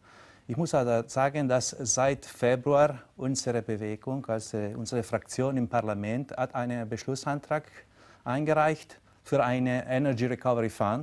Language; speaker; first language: German; non-native, local second language; Italian